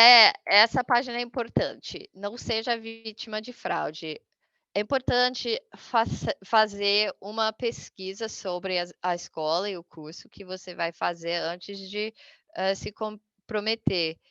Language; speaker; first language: Portuguese; non-native, fluent; English